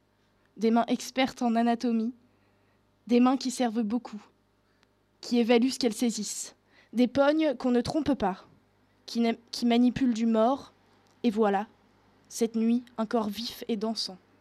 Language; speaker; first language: French; native; French